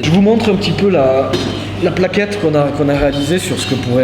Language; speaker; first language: French; native; French